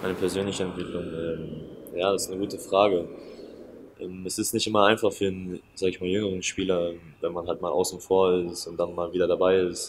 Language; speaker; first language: German; native; German